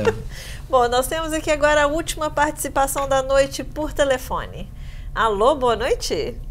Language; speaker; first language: Portuguese; native; Portuguese